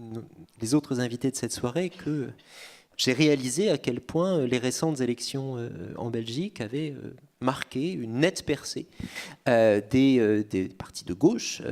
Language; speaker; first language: French; native; French